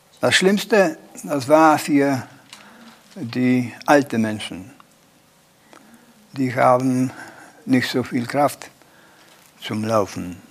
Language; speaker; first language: German; non-native, learner; Polish